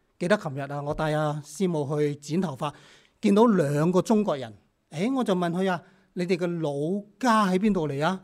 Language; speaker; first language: Chinese; non-native, local second language; Cantonese